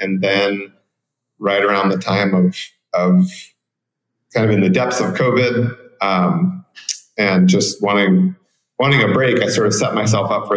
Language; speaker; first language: English; native; English